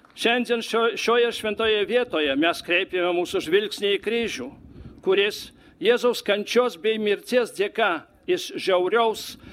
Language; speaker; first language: Lithuanian; non-native, fluent; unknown